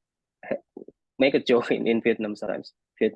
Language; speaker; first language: English; non-native, fluent; Indonesian